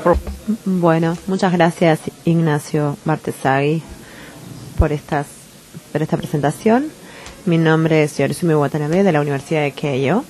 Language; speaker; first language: Spanish; non-native, fluent; Japanese